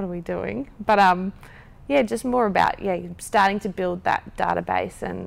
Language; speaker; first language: English; native; English